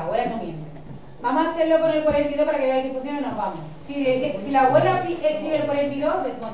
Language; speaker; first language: Spanish; native; Spanish